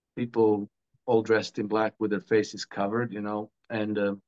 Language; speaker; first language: English; non-native, fluent; Croatian